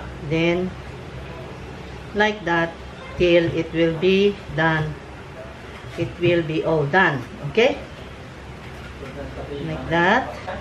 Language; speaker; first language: English; non-native, local second language; Filipino